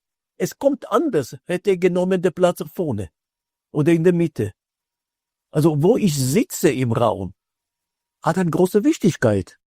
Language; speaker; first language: German; non-native, fluent; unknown